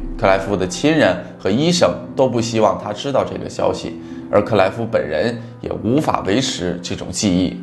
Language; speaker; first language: Chinese; native; Chinese